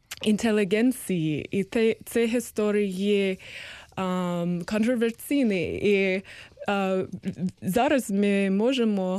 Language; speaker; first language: Ukrainian; non-native, learner; English